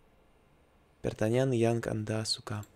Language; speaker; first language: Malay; non-native, learner; Russian